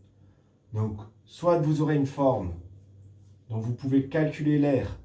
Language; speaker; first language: French; native; French